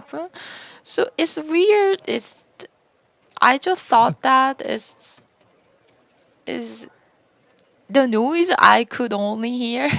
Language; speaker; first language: English; non-native, learner; Korean